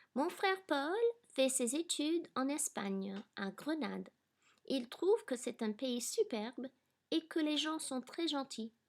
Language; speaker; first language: French; non-native, fluent; English